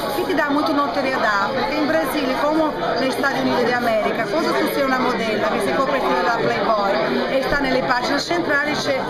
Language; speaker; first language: Italian; non-native, fluent; Portuguese